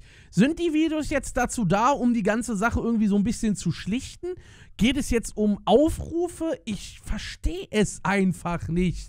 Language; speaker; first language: German; native; German